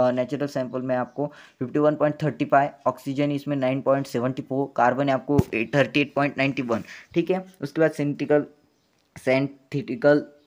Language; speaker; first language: Hindi; non-native, local second language; Marathi